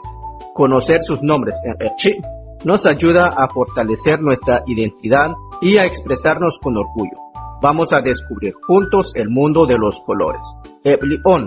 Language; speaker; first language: Spanish; non-native, local second language; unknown